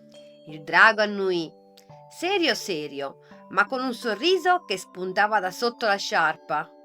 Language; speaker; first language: Italian; native; Italian